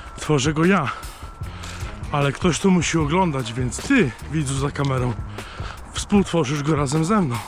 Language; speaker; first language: Polish; native; Polish